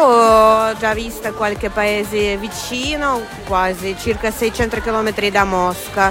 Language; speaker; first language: Italian; non-native, learner; Russian